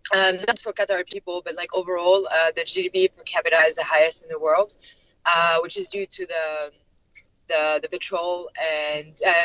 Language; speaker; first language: English; non-native, fluent; French